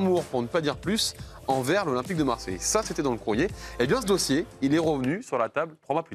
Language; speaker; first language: French; native; French